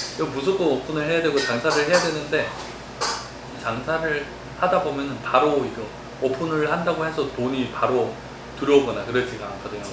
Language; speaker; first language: Korean; early bilingual, heritage; Korean